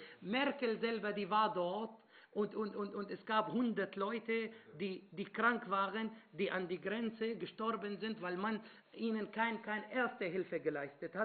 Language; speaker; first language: German; non-native, fluent; Arabic